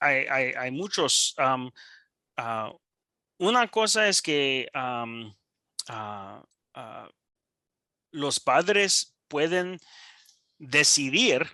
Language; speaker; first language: Spanish; non-native, learner; English